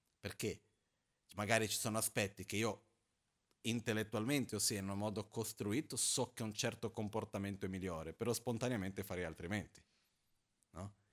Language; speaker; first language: Italian; non-native, fluent; Portuguese